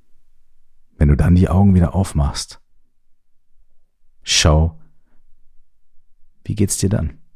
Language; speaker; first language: German; native; German